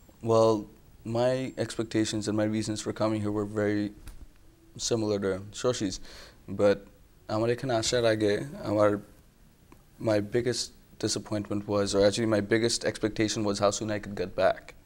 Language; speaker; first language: English; non-native, local second language; Bangla